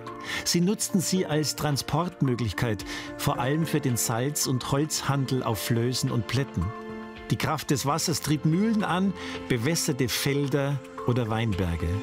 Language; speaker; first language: German; native; German